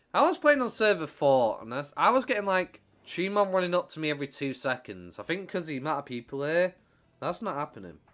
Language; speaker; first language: English; native; English